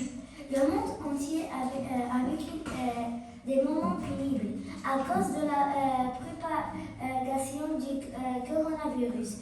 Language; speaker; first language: French; non-native, learner; Arabic